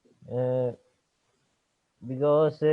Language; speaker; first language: English; non-native, learner; Urdu